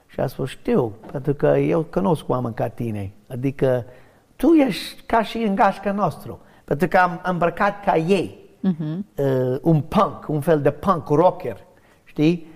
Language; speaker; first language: Romanian; non-native, learner; English